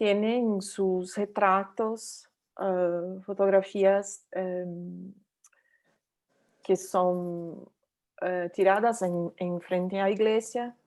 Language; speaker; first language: Spanish; non-native, learner; Portuguese